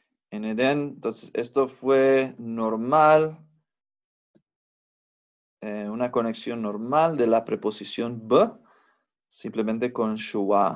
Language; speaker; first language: Spanish; non-native, fluent; English